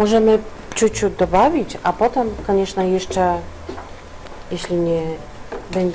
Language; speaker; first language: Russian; non-native, fluent; Polish